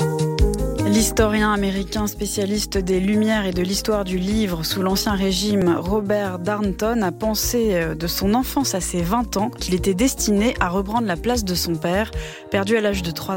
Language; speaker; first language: French; native; French